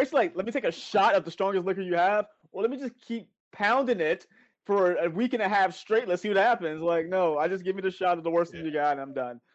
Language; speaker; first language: English; native; English